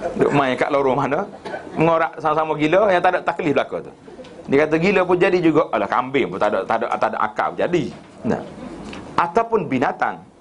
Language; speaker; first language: Malay; native; Malay